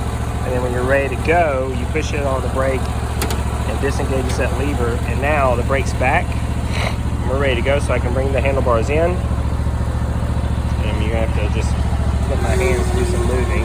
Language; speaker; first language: English; native; English